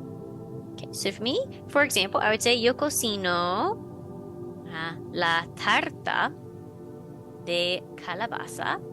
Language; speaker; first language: Spanish; non-native, fluent; English